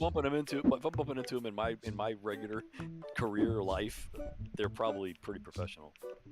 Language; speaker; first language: English; native; English